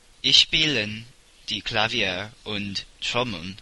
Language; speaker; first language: German; non-native, learner; English